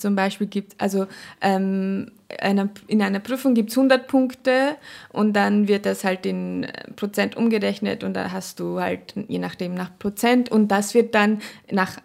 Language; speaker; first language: German; non-native, fluent; Nepali